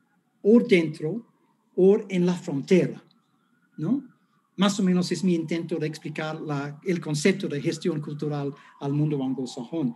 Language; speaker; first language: Spanish; non-native, fluent; English